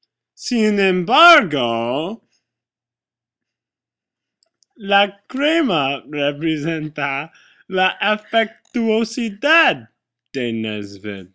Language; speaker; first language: Spanish; non-native, learner; English